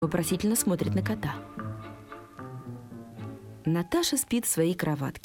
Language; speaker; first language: Russian; native; Russian